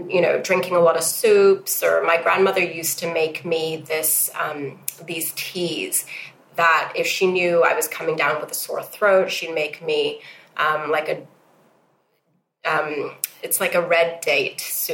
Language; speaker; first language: English; non-native, local second language; Cantonese